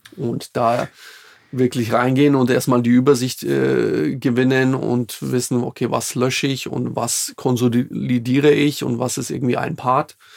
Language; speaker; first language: German; non-native, fluent; Slovak